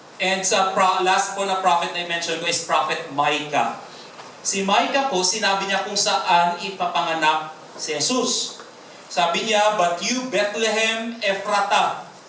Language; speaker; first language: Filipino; non-native, local second language; Hiligaynon